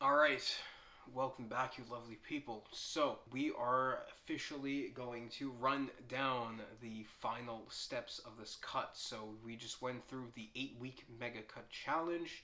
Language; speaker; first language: English; native; English